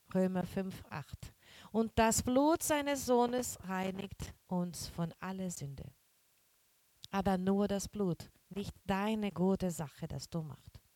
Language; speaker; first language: German; non-native, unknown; Portuguese